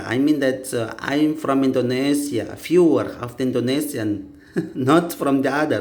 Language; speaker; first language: English; non-native, learner; Indonesian